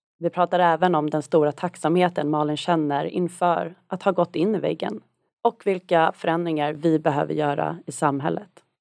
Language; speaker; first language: Swedish; native; Swedish